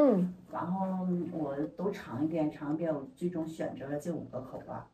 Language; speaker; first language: Chinese; native; Chinese